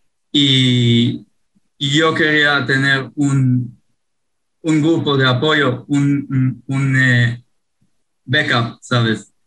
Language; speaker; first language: Spanish; non-native, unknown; Hebrew